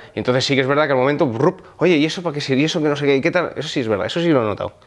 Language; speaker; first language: Spanish; non-native, local second language; Occitan